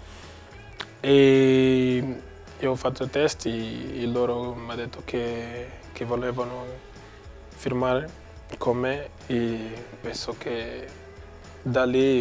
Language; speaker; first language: Italian; non-native, learner; Portuguese